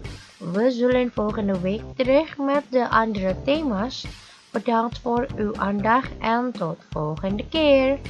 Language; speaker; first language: Dutch; non-native, fluent; Indonesian